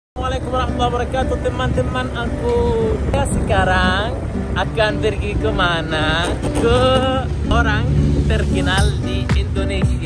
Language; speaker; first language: Indonesian; non-native, learner; Arabic